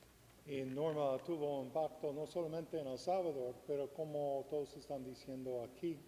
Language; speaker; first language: Spanish; non-native, fluent; English